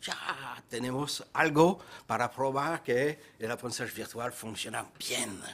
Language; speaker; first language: Spanish; non-native, fluent; French